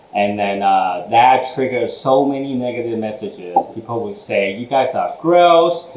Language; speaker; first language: English; early bilingual, other home language; Chinese